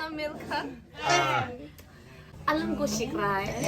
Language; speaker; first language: Hindi; non-native, local second language; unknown